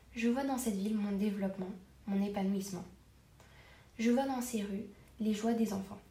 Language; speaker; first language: French; non-native, local second language; Arabic